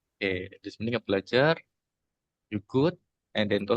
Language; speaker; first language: English; non-native, learner; Indonesian